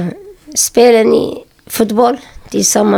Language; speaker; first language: Swedish; non-native, learner; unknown